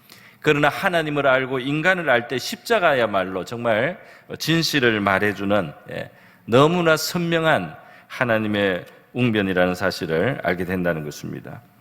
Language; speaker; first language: Korean; native; Korean